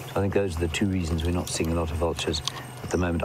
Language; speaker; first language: English; native; English